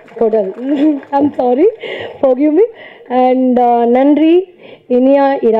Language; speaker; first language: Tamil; non-native, learner; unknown